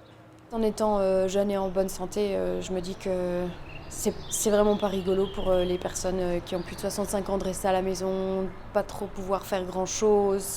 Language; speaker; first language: French; native; French